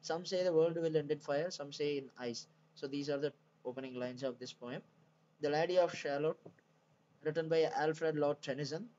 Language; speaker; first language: English; non-native, local second language; Tamil